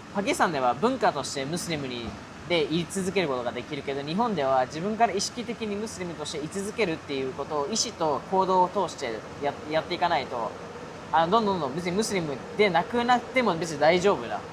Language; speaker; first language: Japanese; early bilingual, other home language; Urdu